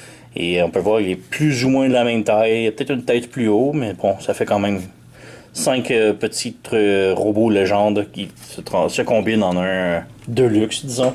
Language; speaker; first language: French; native; French